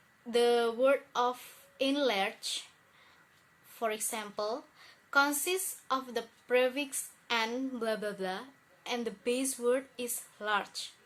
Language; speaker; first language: English; non-native, learner; Indonesian